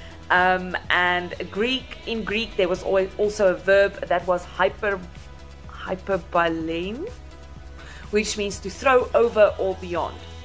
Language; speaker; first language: English; non-native, local second language; Afrikaans